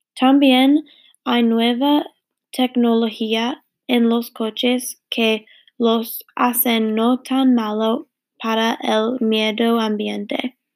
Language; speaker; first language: Spanish; non-native, learner; English